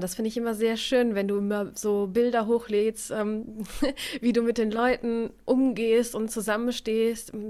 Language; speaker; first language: German; native; German